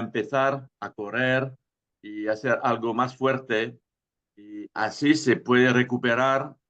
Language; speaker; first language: Spanish; non-native, fluent; French